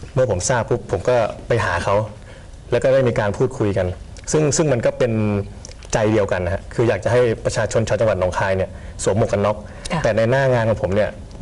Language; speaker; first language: Thai; native; Thai